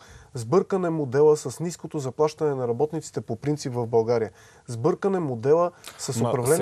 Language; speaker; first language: Bulgarian; native; Bulgarian